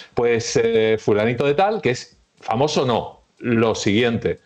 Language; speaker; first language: Spanish; early bilingual, heritage; Spanish